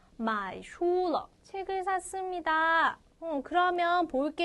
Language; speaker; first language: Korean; non-native, fluent; Chinese